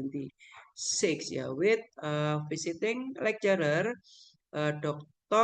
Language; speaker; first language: English; non-native, learner; Indonesian